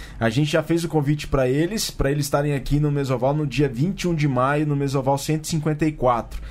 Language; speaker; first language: Portuguese; native; Portuguese